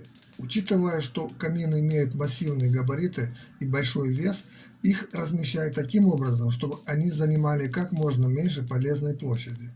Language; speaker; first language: Russian; native; Russian